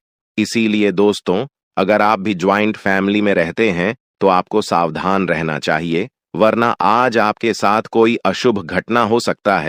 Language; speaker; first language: Hindi; non-native, local second language; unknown